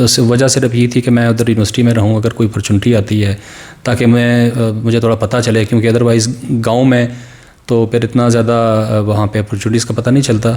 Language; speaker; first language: Urdu; non-native, local second language; Pashto